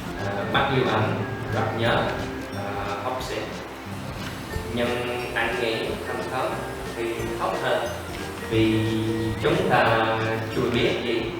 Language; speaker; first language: Vietnamese; non-native, learner; English